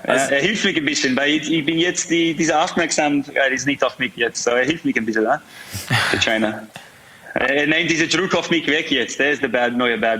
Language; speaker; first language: German; non-native, fluent; English